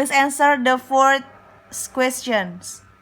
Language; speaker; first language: English; non-native, learner; Indonesian